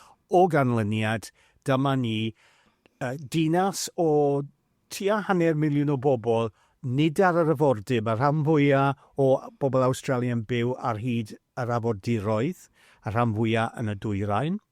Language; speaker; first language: Welsh; non-native, fluent; English